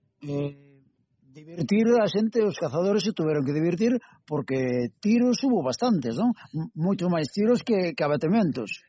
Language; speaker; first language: Galician; native; Galician